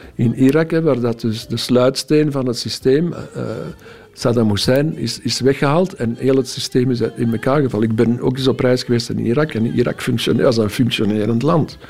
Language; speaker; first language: Dutch; native; Dutch